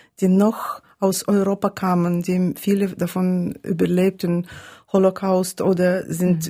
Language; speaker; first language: German; non-native, fluent; Russian